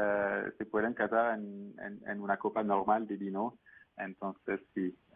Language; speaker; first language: Spanish; non-native, fluent; French